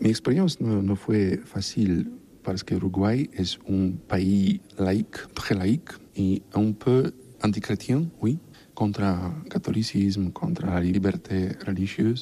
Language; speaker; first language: French; non-native, learner; Polish